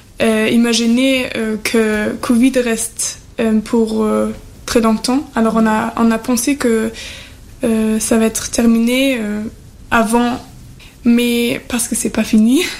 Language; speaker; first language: French; non-native, learner; German